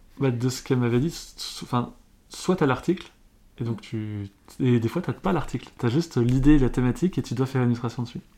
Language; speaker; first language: French; native; French